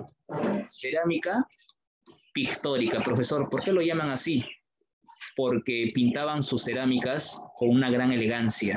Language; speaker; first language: Spanish; native; Spanish